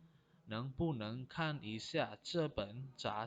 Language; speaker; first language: Chinese; non-native, fluent; Indonesian